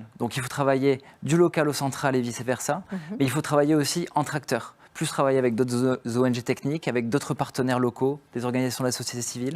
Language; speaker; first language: French; native; French